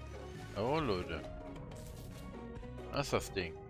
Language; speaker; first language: German; native; German